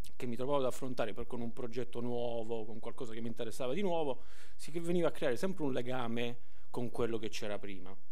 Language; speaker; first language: Italian; native; Italian